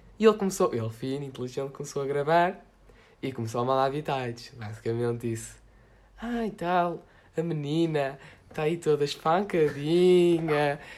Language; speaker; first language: Portuguese; native; Portuguese